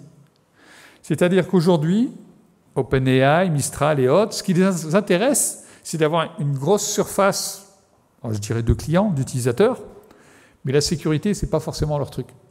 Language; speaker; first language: French; native; French